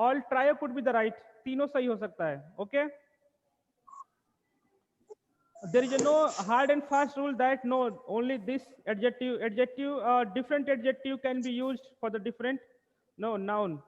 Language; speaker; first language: English; non-native, local second language; Hindi